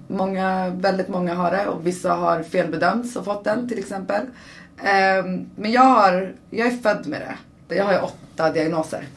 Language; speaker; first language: Swedish; early bilingual, other home language; Persian